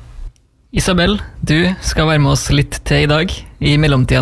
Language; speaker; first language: Norwegian; native; Norwegian